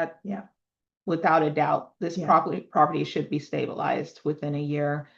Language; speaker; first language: English; native; English